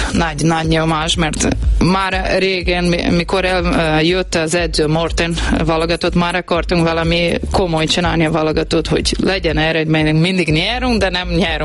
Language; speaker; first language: Hungarian; non-native, learner; Portuguese